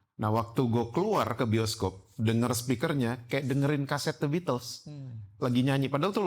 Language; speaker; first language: Indonesian; native; Indonesian